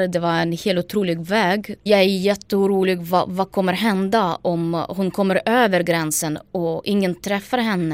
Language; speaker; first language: Swedish; non-native, fluent; Ukrainian